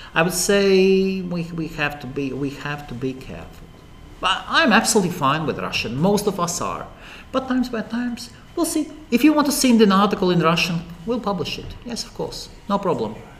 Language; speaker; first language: English; non-native, fluent; Latvian